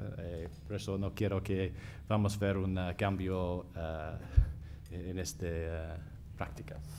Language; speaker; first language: Spanish; non-native, fluent; English